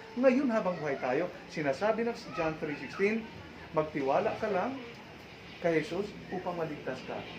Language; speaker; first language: Filipino; non-native, local second language; Cebuano